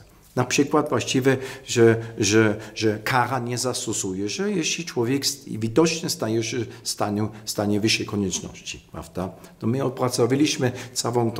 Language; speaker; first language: Polish; non-native, fluent; German